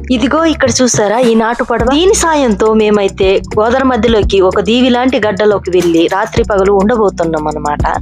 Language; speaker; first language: Telugu; non-native, local second language; Koya